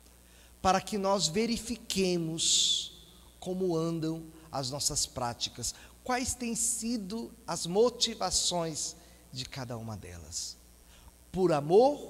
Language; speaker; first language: Portuguese; native; Portuguese